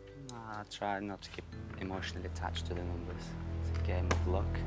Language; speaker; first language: English; non-native, fluent; Russian